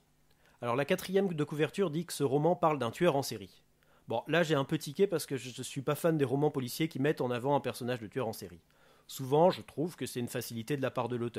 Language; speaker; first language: French; native; French